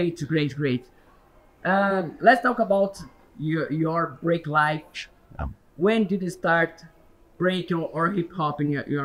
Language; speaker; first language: English; non-native, learner; Portuguese